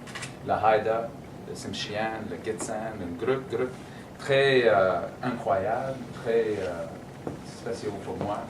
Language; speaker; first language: French; non-native, learner; English